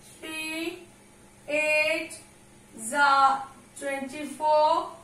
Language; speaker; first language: English; non-native, local second language; Hindi